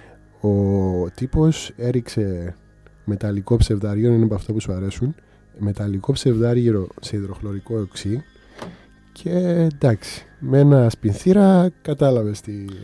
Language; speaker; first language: Greek; native; Greek